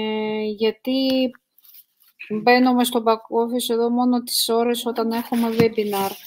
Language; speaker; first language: Greek; non-native, fluent; Russian